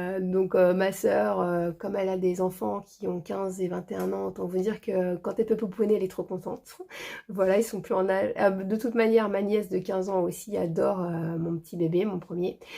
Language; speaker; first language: French; early bilingual, other home language; Portuguese